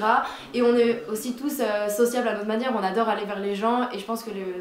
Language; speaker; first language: French; native; French